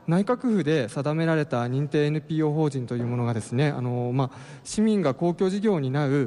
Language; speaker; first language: Japanese; native; Japanese